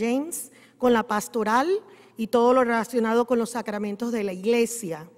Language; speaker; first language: Spanish; native; Spanish